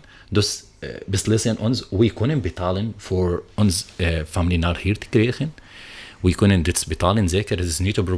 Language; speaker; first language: Dutch; non-native, learner; Arabic